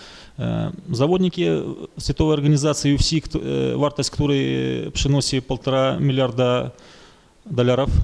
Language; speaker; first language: Polish; non-native, fluent; Russian